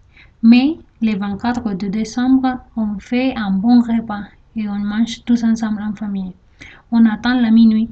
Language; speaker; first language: French; non-native, learner; Spanish